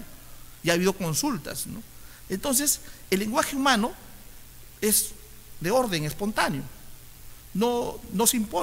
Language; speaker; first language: Spanish; native; Spanish